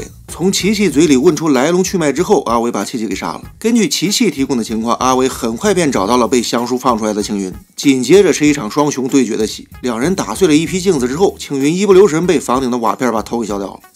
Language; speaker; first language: Chinese; native; Chinese